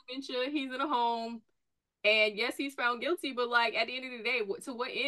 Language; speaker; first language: English; native; English